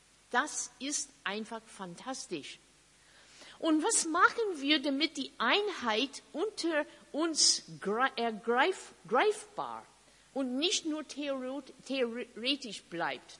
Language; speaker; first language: German; non-native, fluent; English